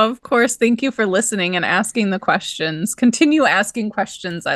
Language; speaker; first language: English; native; English